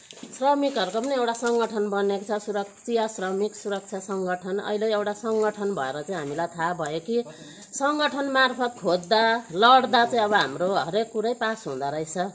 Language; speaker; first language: Nepali; native; Nepali